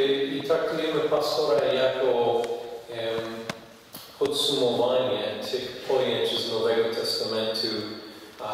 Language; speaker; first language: Polish; non-native, fluent; English